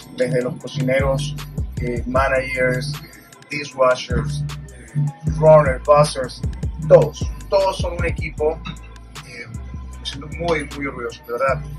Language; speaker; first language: Spanish; native; Spanish